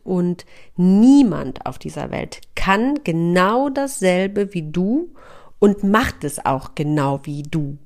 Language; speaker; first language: German; native; German